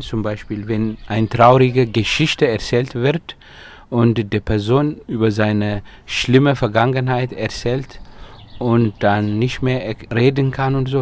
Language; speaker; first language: German; non-native, fluent; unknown